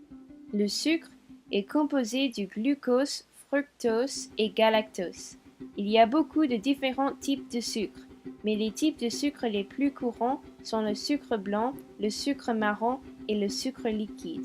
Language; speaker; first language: French; non-native, fluent; English